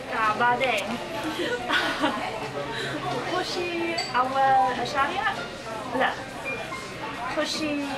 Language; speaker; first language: Arabic; non-native, learner; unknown